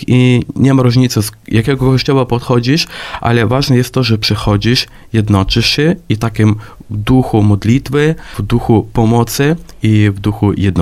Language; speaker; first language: Polish; non-native, fluent; Ukrainian